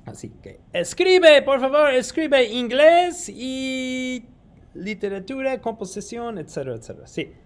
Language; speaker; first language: Spanish; non-native, fluent; English